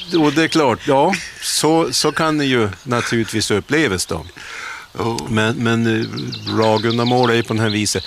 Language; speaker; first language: Swedish; native; Swedish